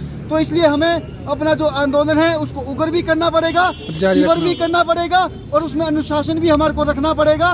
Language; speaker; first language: Hindi; native; Hindi